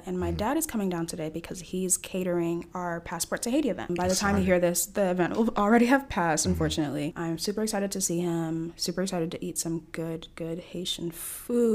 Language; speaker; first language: English; early bilingual, other home language; Haitian Creole